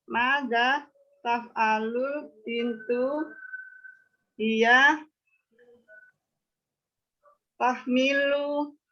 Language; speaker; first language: Arabic; non-native, learner; Indonesian